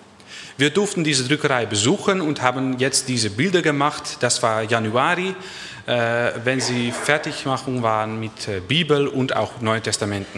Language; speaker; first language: German; non-native, learner; Dutch